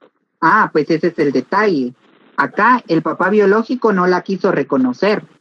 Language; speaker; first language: Spanish; native; Spanish